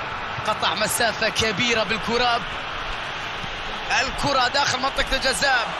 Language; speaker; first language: Arabic; native; Arabic